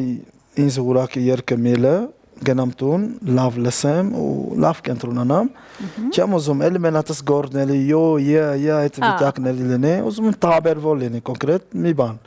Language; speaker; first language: Armenian; non-native, learner; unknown